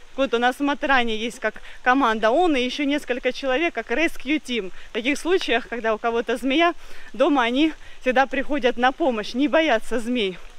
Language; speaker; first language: Russian; native; Russian